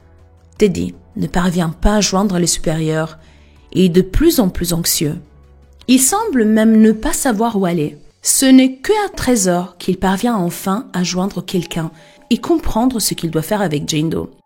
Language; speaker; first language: French; native; French